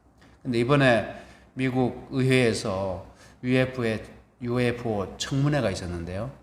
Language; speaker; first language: Korean; native; Korean